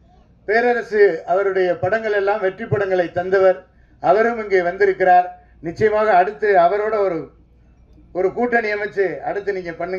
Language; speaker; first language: Tamil; native; Tamil